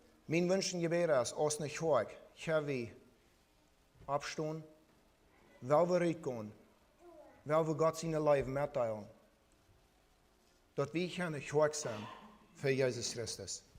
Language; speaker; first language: German; non-native, learner; Plautdietsch